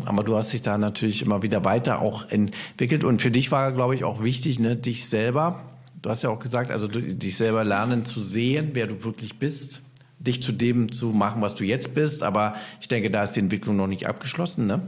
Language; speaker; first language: German; native; German